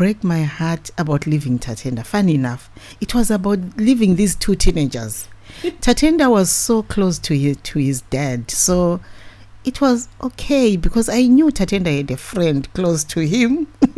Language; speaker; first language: English; non-native, local second language; Shona